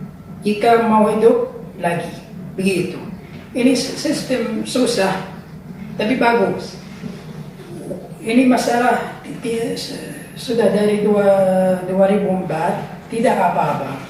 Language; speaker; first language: Indonesian; non-native, learner; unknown